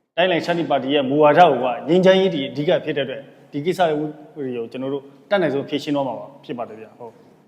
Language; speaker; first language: Burmese; non-native, local second language; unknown